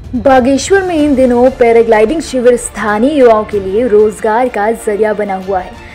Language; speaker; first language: Hindi; native; Hindi